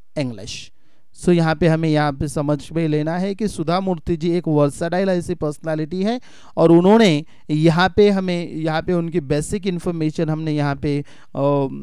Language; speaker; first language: Hindi; non-native, local second language; Marathi